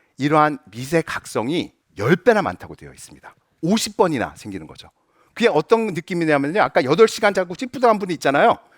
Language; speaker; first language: Korean; native; Korean